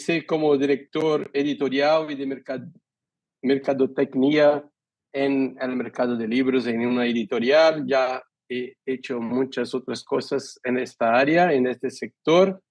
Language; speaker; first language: Spanish; non-native, fluent; Portuguese